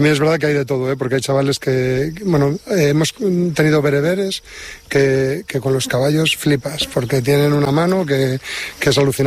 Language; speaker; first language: Spanish; native; Spanish